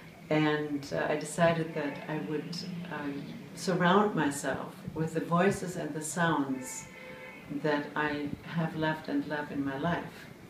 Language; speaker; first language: English; non-native, fluent; German